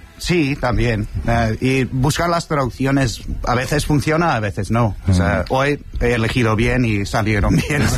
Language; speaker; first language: Spanish; non-native, fluent; English